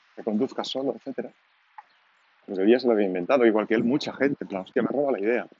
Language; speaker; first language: Spanish; non-native, local second language; Catalan